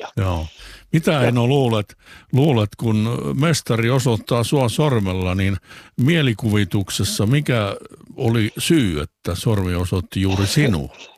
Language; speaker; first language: Finnish; native; Finnish